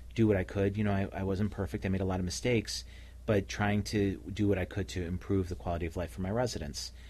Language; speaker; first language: English; native; English